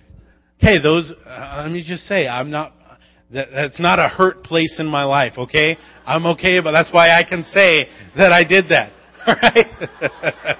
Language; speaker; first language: English; native; English